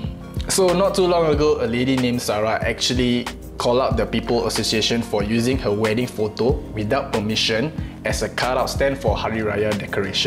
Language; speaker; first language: English; non-native, local second language; Malay